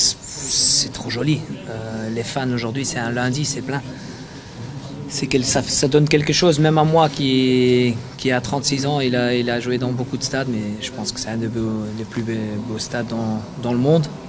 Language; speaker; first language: French; non-native, fluent; Dutch